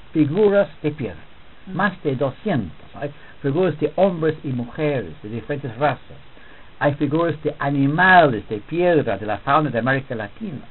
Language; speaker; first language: Spanish; non-native, fluent; English